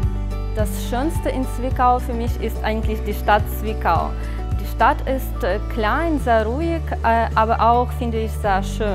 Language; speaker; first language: German; non-native, fluent; Ukrainian